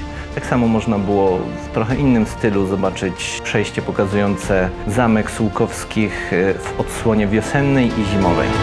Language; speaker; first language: Polish; native; Polish